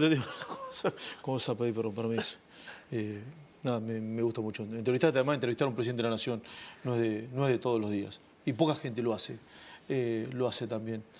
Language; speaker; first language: Spanish; native; Spanish